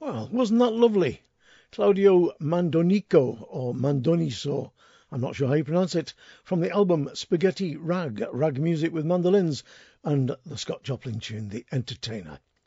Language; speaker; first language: English; native; English